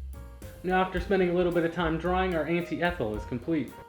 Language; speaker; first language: English; native; English